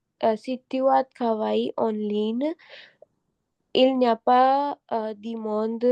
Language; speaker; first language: French; non-native, learner; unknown